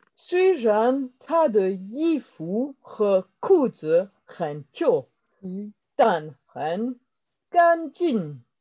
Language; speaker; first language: Chinese; non-native, learner; French